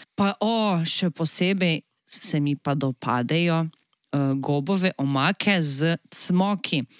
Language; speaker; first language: Slovenian; native; Slovenian